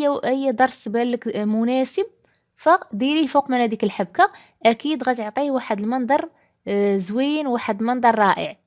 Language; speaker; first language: Arabic; native; Arabic